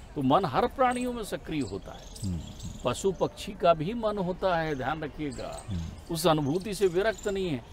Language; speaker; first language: Hindi; native; Hindi